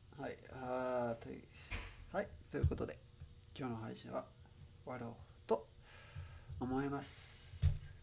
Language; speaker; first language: Japanese; non-native, learner; English